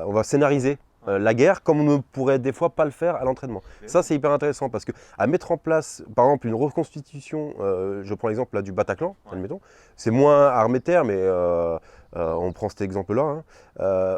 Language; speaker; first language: French; native; French